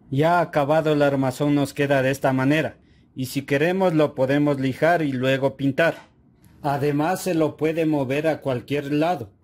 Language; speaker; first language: Spanish; native; Spanish